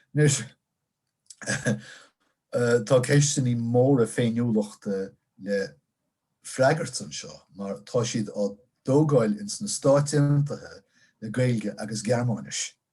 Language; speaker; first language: Irish; non-native, local second language; English